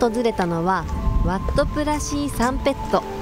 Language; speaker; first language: Japanese; native; Japanese